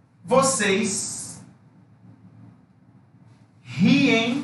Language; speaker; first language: Portuguese; non-native, fluent; Spanish